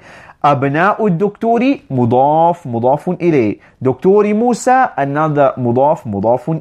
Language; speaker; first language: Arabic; non-native, fluent; English